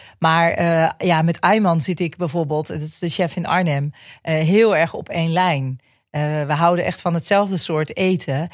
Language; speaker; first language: Dutch; native; Dutch